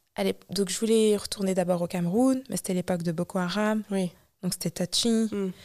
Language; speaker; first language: French; native; French